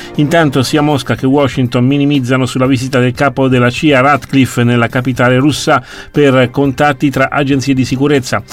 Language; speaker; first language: Italian; native; Italian